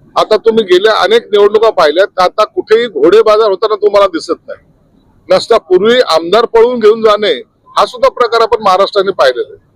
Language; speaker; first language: Marathi; native; Marathi